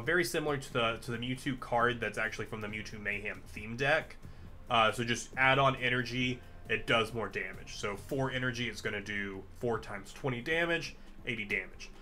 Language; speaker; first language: English; native; English